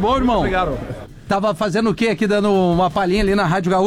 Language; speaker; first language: Portuguese; native; Portuguese